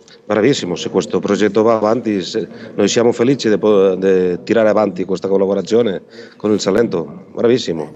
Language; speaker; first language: Italian; non-native, fluent; Catalan